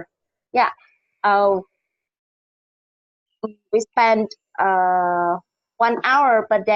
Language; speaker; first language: English; non-native, learner; Vietnamese